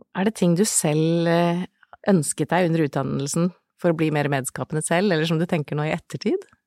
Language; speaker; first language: Norwegian; native; Norwegian